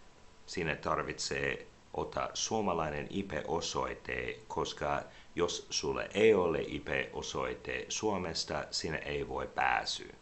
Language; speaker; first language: Finnish; non-native, learner; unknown